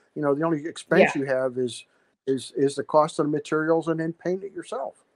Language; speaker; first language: English; native; English